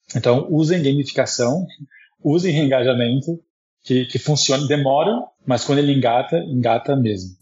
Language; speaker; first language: Portuguese; early bilingual, heritage; Portuguese